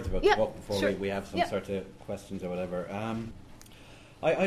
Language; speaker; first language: English; native; English